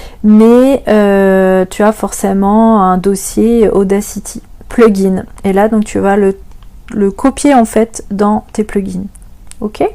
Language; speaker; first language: French; native; French